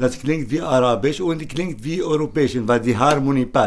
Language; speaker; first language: German; non-native, learner; Arabic